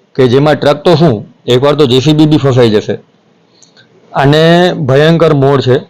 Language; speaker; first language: Gujarati; native; Gujarati